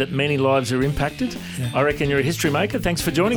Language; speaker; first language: English; native; English